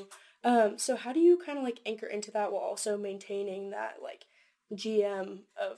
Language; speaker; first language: English; native; English